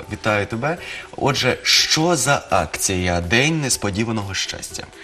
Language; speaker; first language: Ukrainian; native; Ukrainian